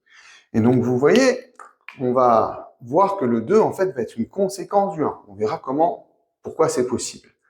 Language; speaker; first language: French; native; French